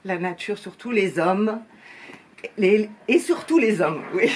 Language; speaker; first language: French; native; French